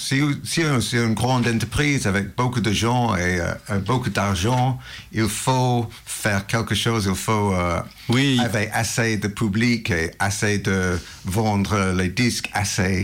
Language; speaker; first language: French; non-native, learner; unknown